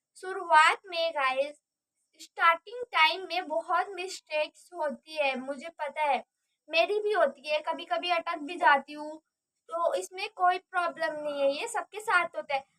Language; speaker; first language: Hindi; native; Hindi